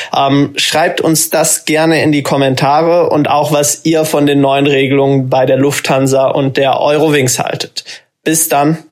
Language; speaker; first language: German; native; German